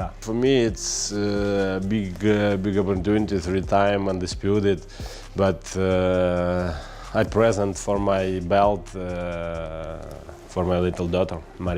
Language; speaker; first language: English; non-native, learner; Russian